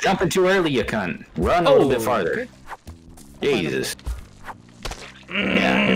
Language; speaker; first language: English; native; English